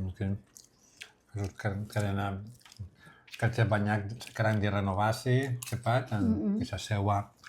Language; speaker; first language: Indonesian; non-native, learner; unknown